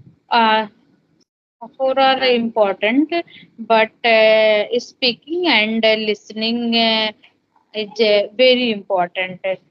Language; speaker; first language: English; non-native, learner; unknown